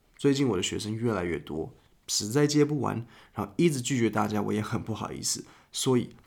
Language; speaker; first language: Chinese; native; Chinese